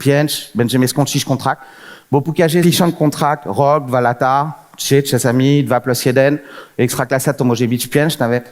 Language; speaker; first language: Polish; non-native, fluent; French